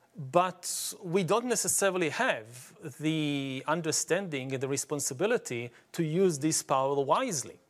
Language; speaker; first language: English; non-native, fluent; Hebrew